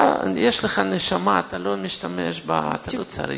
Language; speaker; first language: Hebrew; non-native, fluent; Russian